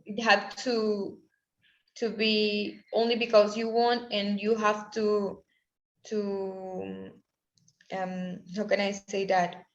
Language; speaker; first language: English; non-native, learner; Spanish